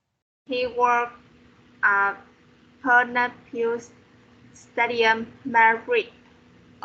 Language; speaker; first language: English; non-native, learner; Vietnamese